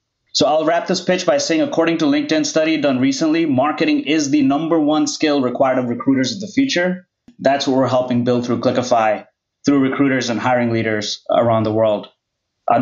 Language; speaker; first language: English; non-native, local second language; Gujarati